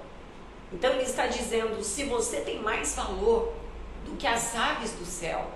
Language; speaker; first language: Portuguese; native; Portuguese